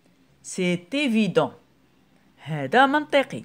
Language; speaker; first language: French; non-native, local second language; Arabic